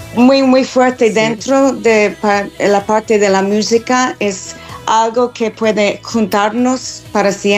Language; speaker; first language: Spanish; non-native, learner; English